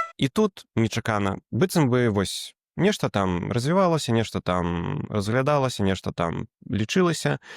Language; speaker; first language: Belarusian; native; Belarusian